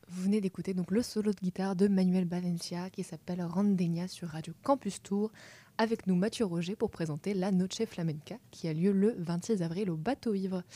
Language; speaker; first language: French; native; French